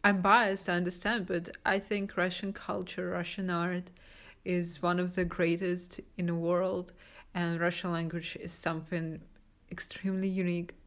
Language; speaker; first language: English; non-native, fluent; Russian